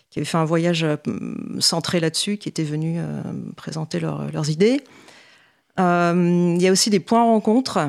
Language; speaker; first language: French; native; French